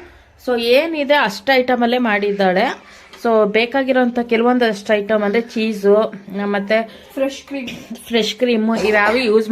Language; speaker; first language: Kannada; native; Kannada